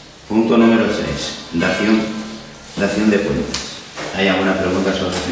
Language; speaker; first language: Spanish; non-native, local second language; Catalan